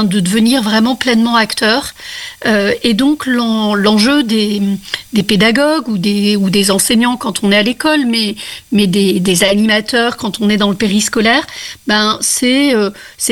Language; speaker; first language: French; native; French